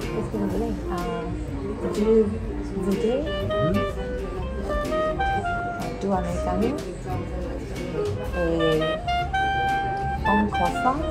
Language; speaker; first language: French; non-native, learner; Korean